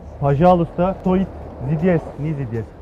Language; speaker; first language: Russian; non-native, learner; Turkish